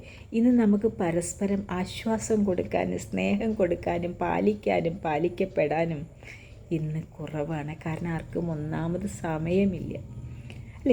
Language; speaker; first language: Malayalam; native; Malayalam